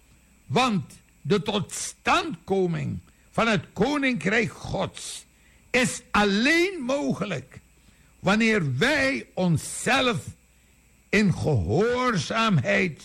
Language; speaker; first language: Dutch; native; Dutch